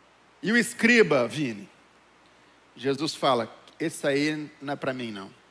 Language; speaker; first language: Portuguese; native; Portuguese